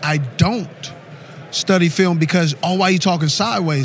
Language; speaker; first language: English; native; English